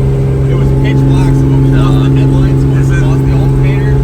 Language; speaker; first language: English; native; English